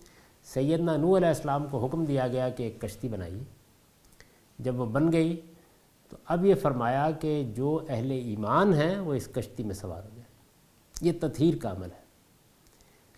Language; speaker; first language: Urdu; native; Urdu